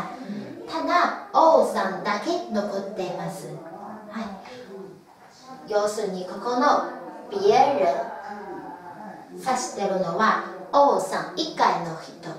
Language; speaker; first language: Japanese; non-native, fluent; Chinese